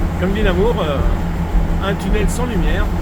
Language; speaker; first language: French; native; French